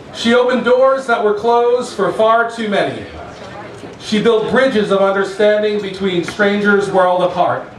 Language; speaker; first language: English; native; English